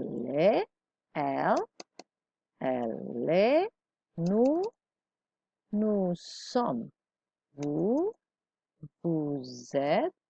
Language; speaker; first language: French; non-native, fluent; Indonesian